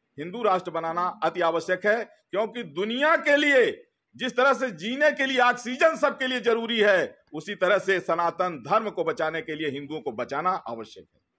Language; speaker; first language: Hindi; native; Hindi